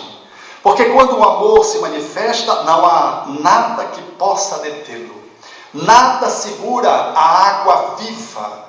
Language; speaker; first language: Portuguese; native; Portuguese